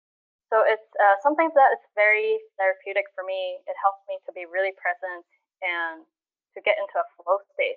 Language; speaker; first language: English; non-native, local second language; Cantonese